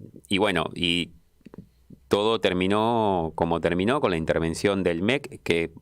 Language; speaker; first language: Spanish; native; Spanish